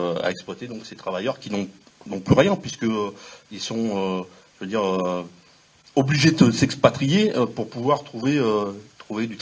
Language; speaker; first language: French; native; French